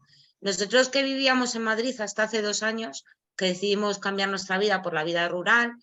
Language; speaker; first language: Spanish; native; Spanish